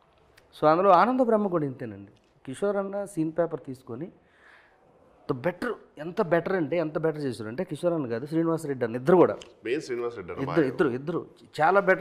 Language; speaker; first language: Telugu; native; Telugu